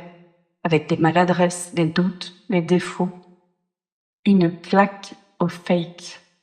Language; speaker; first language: French; native; French